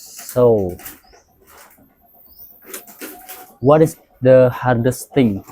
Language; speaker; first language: English; non-native, learner; Indonesian